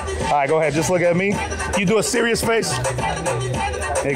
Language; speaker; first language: English; early bilingual, other home language; Spanish